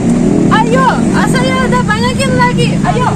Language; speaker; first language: Indonesian; non-native, learner; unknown